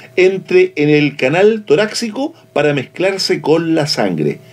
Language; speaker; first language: Spanish; native; Spanish